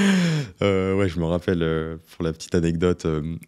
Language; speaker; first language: French; native; French